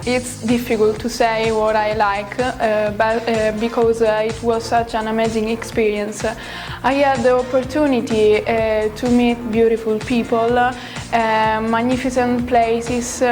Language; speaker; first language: English; non-native, fluent; Italian